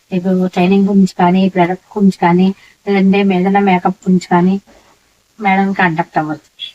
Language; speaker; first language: Telugu; native; Telugu